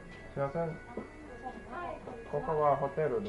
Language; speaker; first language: Japanese; non-native, learner; English